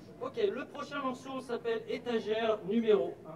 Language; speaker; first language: French; native; French